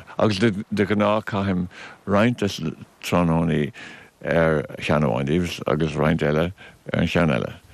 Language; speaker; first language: Irish; non-native, local second language; English